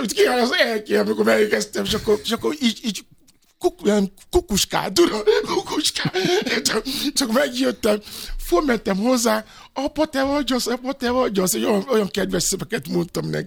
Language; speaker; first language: Hungarian; non-native, fluent; Yoruba